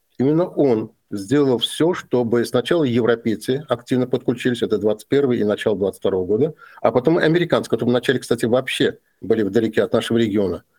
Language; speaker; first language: Russian; non-native, local second language; Azerbaijani